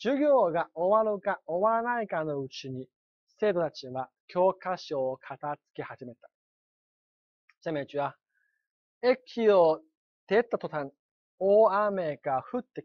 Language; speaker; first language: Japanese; non-native, fluent; Chinese